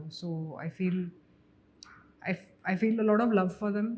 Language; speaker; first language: Telugu; non-native, local second language; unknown